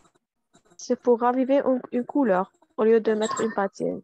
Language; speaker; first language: French; non-native, local second language; Arabic